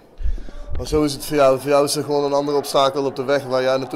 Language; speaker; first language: Dutch; native; Dutch